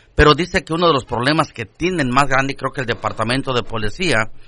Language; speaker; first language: Spanish; native; Spanish